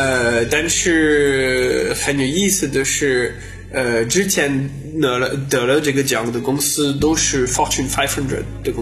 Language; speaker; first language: Chinese; non-native, learner; French